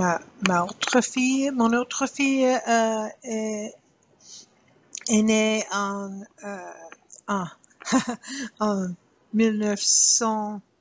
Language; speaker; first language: French; non-native, learner; English